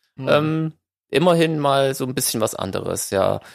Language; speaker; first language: German; native; German